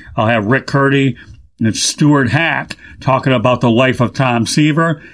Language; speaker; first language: English; native; English